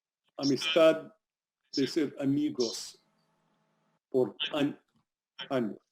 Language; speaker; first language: Spanish; non-native, fluent; English